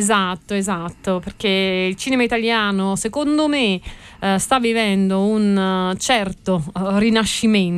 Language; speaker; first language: Italian; native; Italian